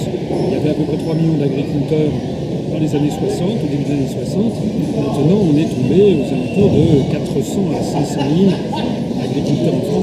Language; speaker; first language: French; native; French